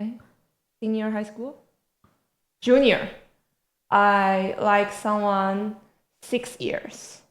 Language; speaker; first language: English; non-native, learner; Chinese